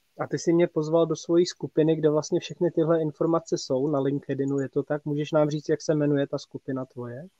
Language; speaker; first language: Czech; native; Czech